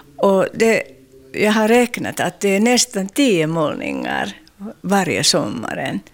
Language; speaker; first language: Swedish; non-native, local second language; Finnish